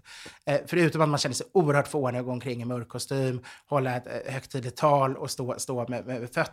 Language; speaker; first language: Swedish; native; Swedish